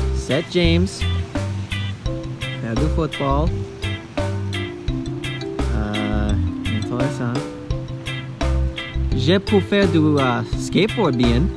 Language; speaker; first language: French; non-native, learner; English